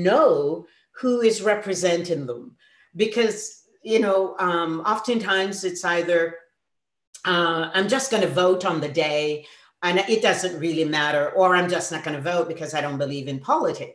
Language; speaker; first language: English; native; English